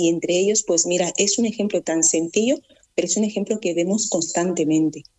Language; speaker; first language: Spanish; early bilingual, other home language; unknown